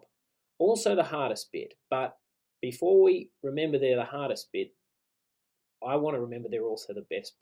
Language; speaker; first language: English; native; English